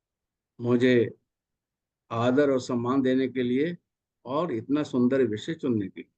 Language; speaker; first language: Hindi; native; Hindi